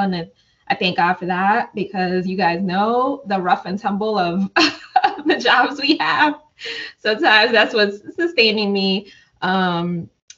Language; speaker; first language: English; native; English